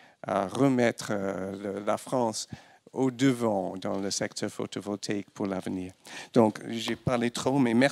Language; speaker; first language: French; non-native, fluent; English